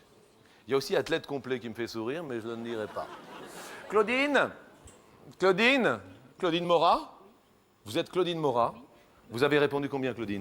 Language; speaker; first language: French; native; French